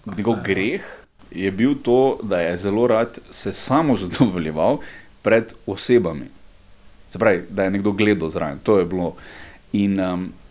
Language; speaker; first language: Slovenian; native; Slovenian